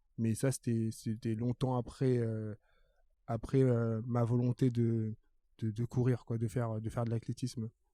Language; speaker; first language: French; early bilingual, other home language; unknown